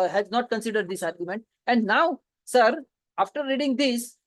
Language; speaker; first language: English; non-native, local second language; Gujarati